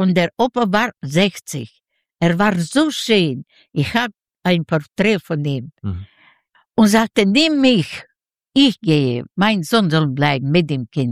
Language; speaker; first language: German; non-native, learner; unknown